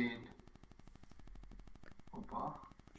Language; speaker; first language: German; non-native, learner; Romanian